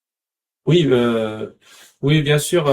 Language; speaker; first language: French; native; French